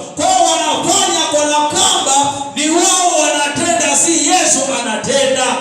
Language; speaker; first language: Swahili; non-native, local second language; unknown